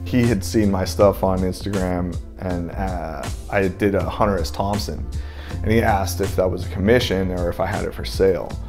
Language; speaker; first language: English; native; English